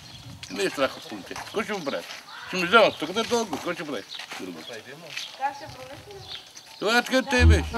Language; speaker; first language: Bulgarian; non-native, local second language; Romany